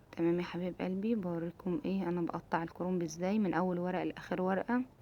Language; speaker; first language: Egyptian Arabic; native; Egyptian Arabic